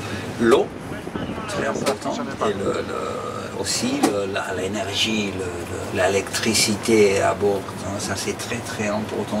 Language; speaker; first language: French; non-native, fluent; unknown